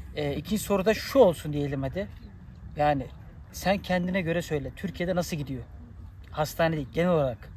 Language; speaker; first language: Turkish; native; Turkish